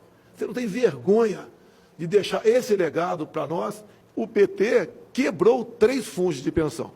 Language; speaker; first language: Portuguese; native; Portuguese